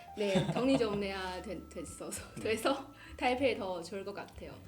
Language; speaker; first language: Korean; non-native, learner; Chinese